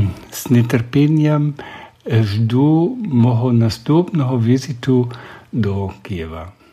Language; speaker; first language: Ukrainian; non-native, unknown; German